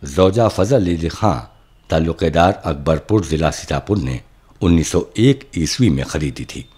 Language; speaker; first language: Urdu; native; Urdu